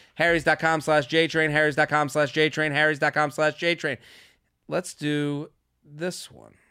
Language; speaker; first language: English; native; English